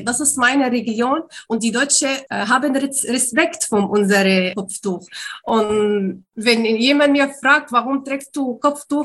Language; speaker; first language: German; non-native, learner; Arabic